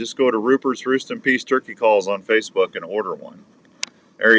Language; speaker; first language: English; native; English